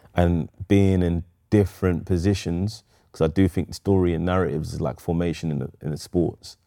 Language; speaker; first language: English; native; English